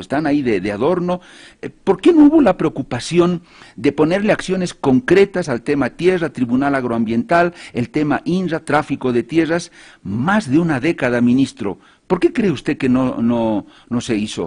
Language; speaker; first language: Spanish; native; Spanish